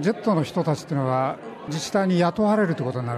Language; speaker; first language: Japanese; native; Japanese